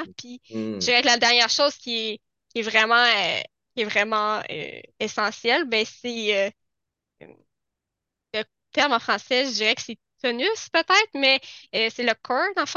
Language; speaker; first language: French; native; French